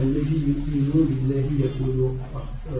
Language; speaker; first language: Arabic; non-native, learner; French